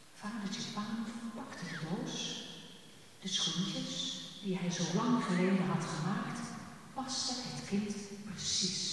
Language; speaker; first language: Dutch; native; Dutch